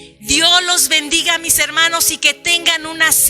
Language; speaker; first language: Spanish; native; Spanish